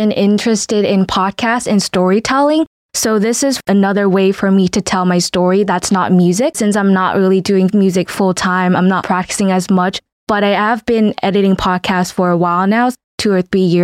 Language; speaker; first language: English; non-native, fluent; Vietnamese